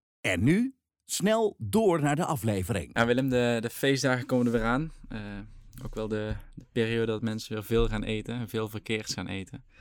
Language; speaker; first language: Dutch; native; Dutch